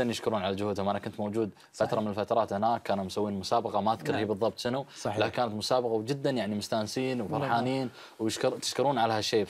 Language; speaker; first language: Arabic; native; Arabic